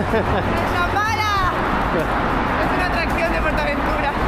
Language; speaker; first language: Spanish; non-native, learner; Italian